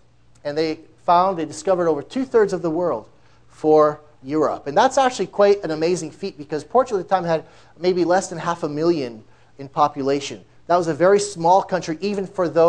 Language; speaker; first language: English; native; English